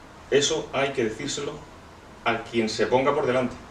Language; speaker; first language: Spanish; native; Spanish